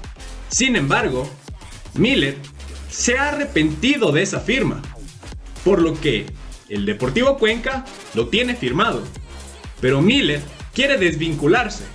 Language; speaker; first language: Spanish; native; Spanish